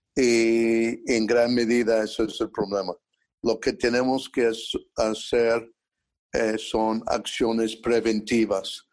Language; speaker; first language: Spanish; early bilingual, heritage; Spanish